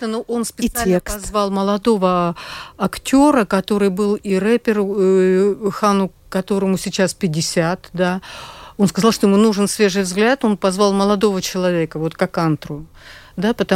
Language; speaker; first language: Russian; native; Russian